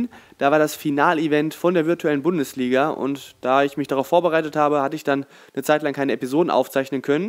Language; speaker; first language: German; native; German